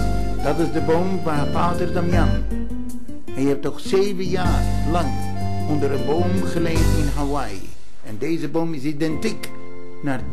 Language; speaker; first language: Dutch; non-native, fluent; Greek